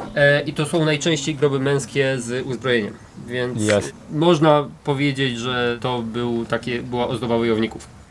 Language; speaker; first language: Polish; native; Polish